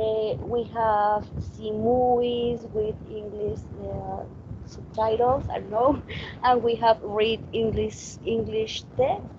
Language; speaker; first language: English; non-native, learner; Spanish